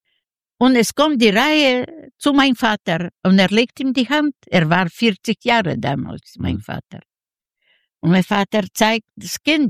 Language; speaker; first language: German; non-native, learner; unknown